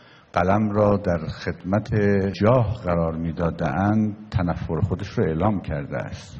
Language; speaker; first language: Persian; native; Persian